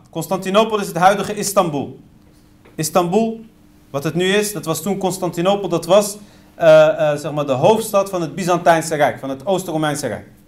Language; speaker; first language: Dutch; early bilingual, other home language; Riffian